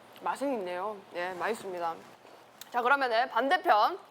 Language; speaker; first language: Korean; native; Korean